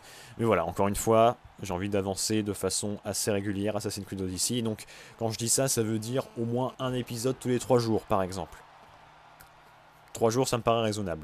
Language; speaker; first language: French; native; French